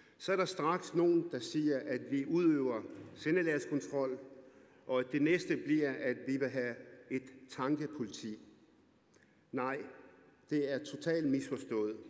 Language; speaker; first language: Danish; early bilingual, other home language; Arabic